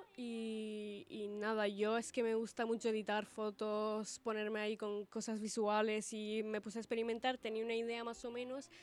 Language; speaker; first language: Spanish; early bilingual, other home language; Italian